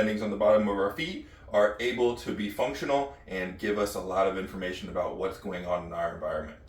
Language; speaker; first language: English; native; English